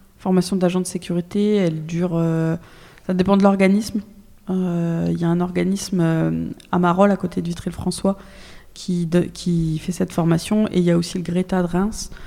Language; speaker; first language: French; native; French